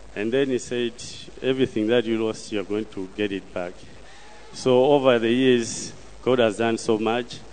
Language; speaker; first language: English; non-native, local second language; Nyanja